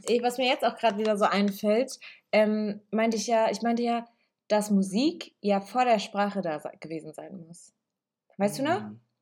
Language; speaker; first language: German; early bilingual, other home language; Italian